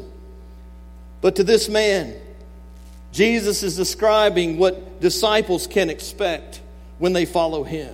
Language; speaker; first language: English; native; English